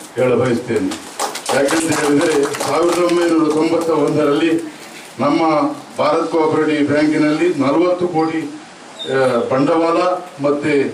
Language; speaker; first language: Kannada; non-native, local second language; Tulu